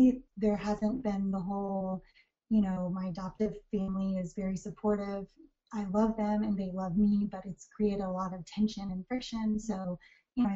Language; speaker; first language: English; native; English